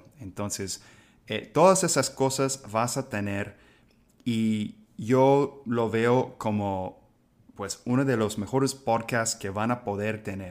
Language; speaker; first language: Spanish; non-native, fluent; English